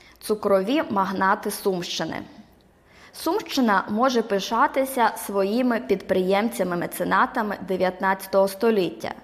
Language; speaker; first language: Ukrainian; native; Ukrainian